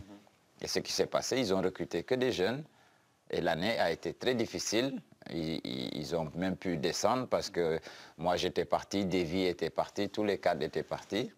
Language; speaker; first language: French; non-native, local second language; Wolof